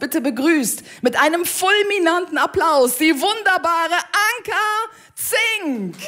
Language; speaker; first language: German; native; German